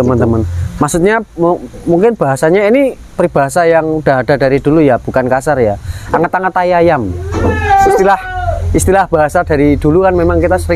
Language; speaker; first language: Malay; non-native, local second language; Javanese